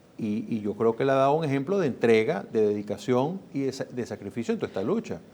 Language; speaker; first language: Spanish; native; Spanish